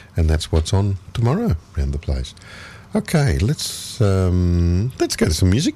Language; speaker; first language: English; native; English